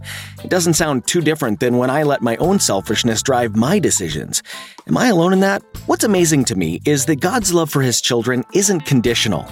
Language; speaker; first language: English; native; English